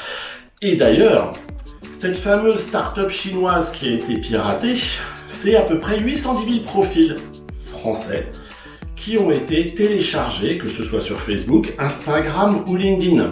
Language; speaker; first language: French; native; French